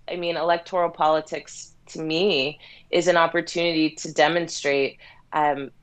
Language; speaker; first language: English; native; English